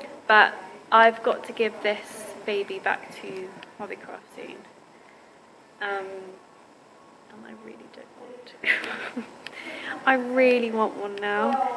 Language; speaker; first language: English; native; English